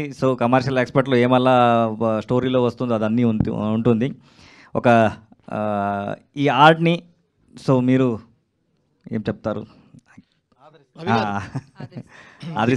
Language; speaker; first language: Telugu; non-native, learner; Kannada